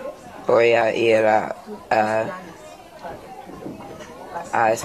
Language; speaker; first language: Spanish; non-native, learner; English